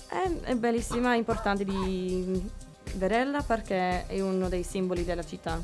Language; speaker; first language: Italian; non-native, learner; English